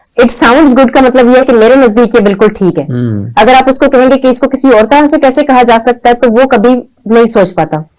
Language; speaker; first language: Urdu; native; Urdu